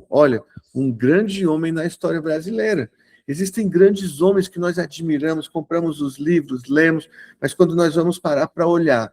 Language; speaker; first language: Portuguese; native; Portuguese